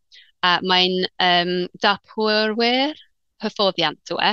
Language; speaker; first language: Welsh; non-native, learner; English